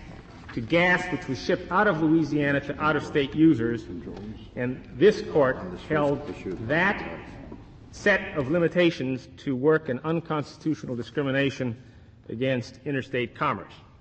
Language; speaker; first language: English; native; English